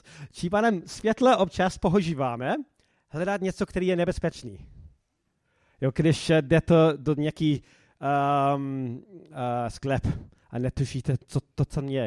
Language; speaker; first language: Czech; non-native, fluent; English